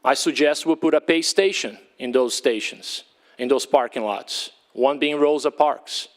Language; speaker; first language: English; non-native, fluent; Portuguese